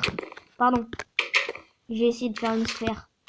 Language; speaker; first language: French; native; French